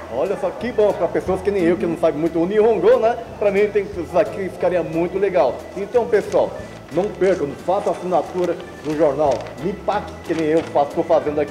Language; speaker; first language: Portuguese; native; Portuguese